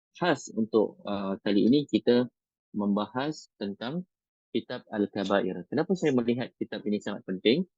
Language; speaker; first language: Malay; native; Malay